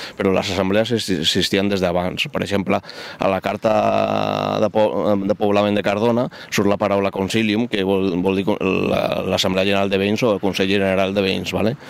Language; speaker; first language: Catalan; non-native, local second language; Spanish